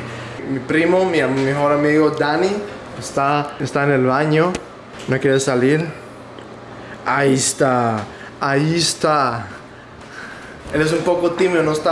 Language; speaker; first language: Spanish; early bilingual, heritage; Spanish